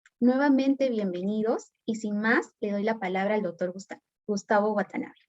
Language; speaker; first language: Spanish; native; Spanish